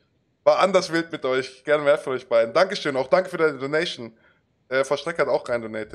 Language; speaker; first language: German; native; German